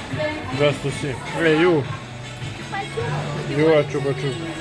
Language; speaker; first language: English; non-native, learner; Serbian